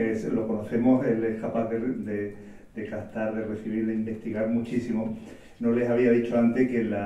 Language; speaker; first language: Spanish; native; Spanish